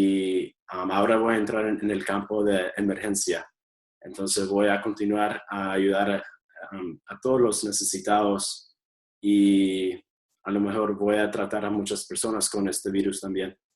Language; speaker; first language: Spanish; early bilingual, heritage; Spanish